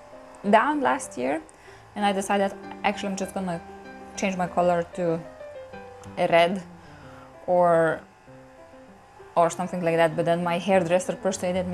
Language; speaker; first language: English; non-native, fluent; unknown